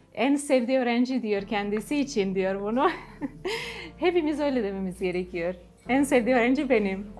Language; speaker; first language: Turkish; non-native, fluent; Romanian